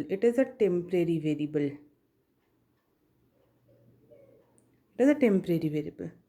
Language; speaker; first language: English; non-native, local second language; Hindi